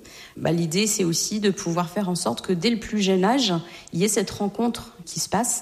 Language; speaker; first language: French; native; French